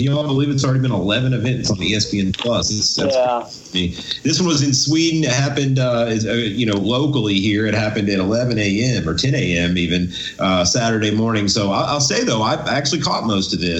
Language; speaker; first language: English; native; English